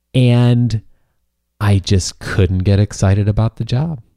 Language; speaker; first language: English; native; English